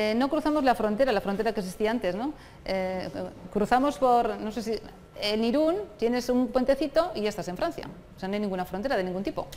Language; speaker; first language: Spanish; non-native, local second language; Basque